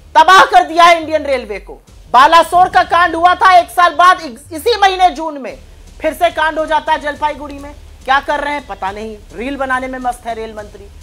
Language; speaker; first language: Hindi; native; Hindi